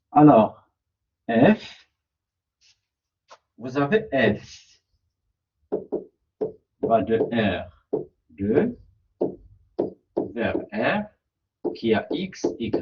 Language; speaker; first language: French; non-native, local second language; Arabic